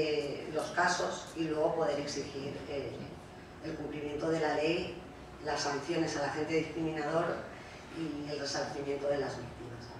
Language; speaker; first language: Spanish; native; Spanish